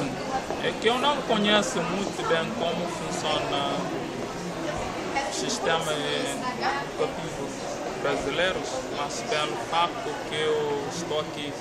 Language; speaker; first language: Portuguese; non-native, local second language; Upper Guinea Crioulo